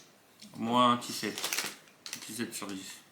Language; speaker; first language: French; native; French